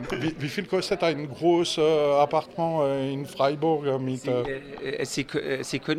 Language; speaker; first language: German; non-native, learner; French